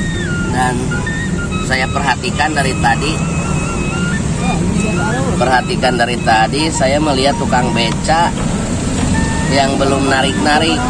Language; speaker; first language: Indonesian; non-native, local second language; Sundanese